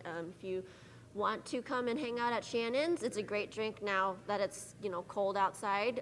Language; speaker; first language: English; native; English